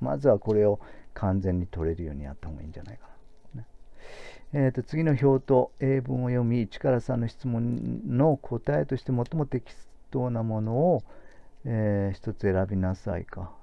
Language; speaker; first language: Japanese; native; Japanese